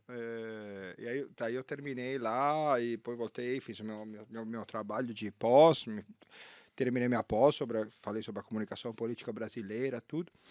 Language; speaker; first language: Portuguese; non-native, fluent; Italian